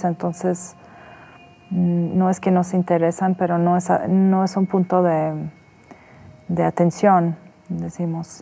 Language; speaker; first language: Spanish; non-native, fluent; Persian